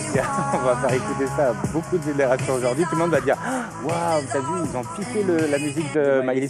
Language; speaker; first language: French; native; French